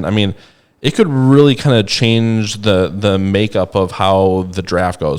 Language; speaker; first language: English; native; English